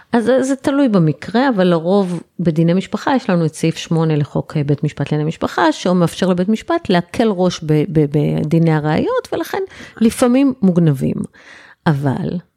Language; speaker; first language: Hebrew; native; Hebrew